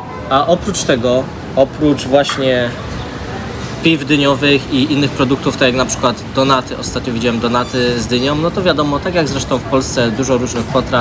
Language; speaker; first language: Polish; native; Polish